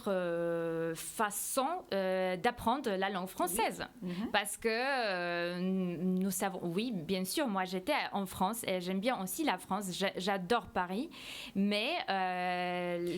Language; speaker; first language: French; non-native, fluent; Polish